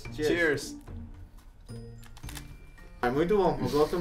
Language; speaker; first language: Portuguese; non-native, fluent; English